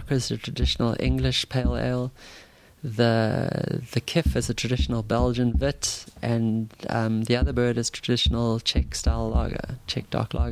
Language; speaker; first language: English; native; English